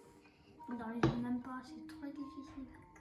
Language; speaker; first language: French; native; French